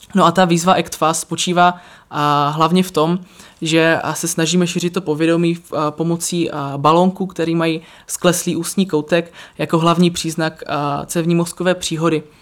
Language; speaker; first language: Czech; native; Czech